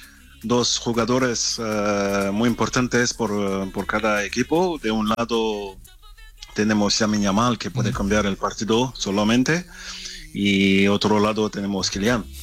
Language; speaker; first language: Spanish; non-native, learner; French